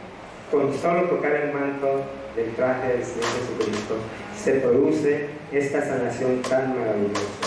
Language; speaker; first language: Spanish; native; Spanish